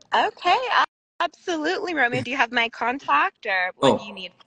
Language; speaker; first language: English; native; English